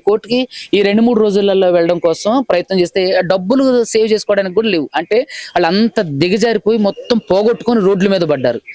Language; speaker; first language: Telugu; native; Telugu